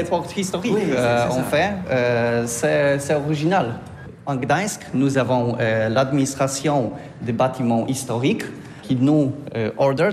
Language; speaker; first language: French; non-native, learner; Polish